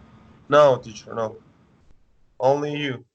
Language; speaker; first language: English; non-native, learner; Spanish